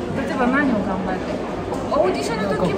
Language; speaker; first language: Japanese; non-native, fluent; Romanian